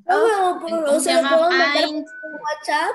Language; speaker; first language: Spanish; native; Spanish